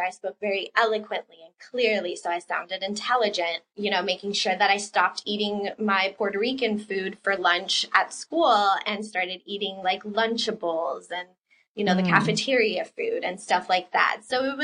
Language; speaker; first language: English; early bilingual, other home language; Spanish